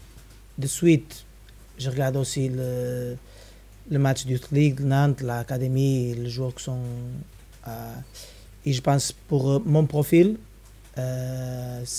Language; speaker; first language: French; non-native, fluent; Spanish